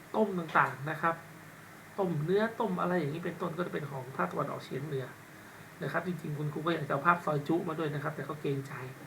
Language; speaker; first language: Thai; native; Thai